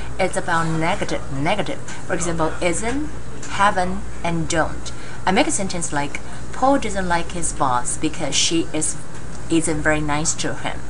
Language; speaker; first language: English; non-native, fluent; Chinese